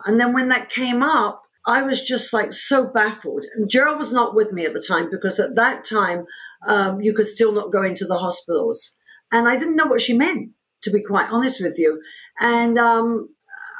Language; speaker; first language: English; native; English